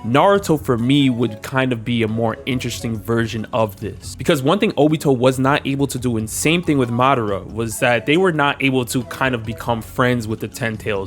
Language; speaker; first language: English; native; English